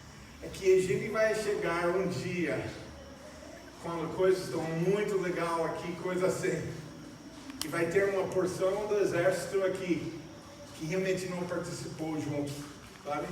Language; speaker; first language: Portuguese; non-native, fluent; English